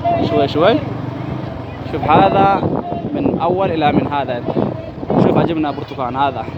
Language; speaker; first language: Arabic; non-native, learner; Oromo